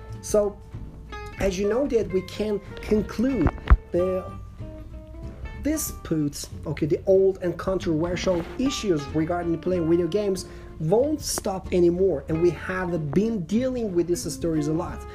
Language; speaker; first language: English; non-native, fluent; Persian